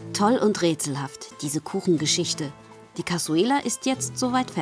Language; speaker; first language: German; native; German